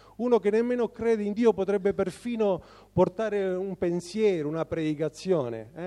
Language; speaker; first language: Italian; non-native, fluent; Spanish